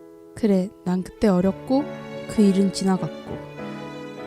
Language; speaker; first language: Korean; native; Korean